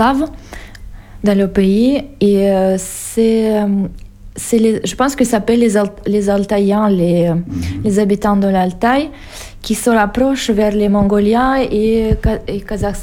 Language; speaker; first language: French; non-native, fluent; Russian